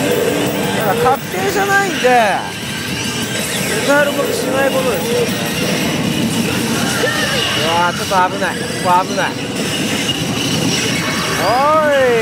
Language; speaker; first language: Japanese; native; Japanese